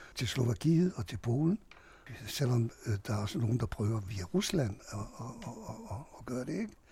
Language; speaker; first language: Danish; non-native, fluent; Hungarian